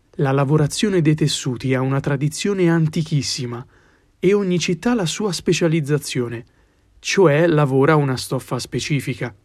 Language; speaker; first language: Italian; native; Italian